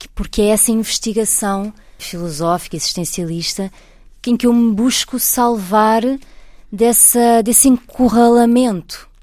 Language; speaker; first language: Portuguese; native; Portuguese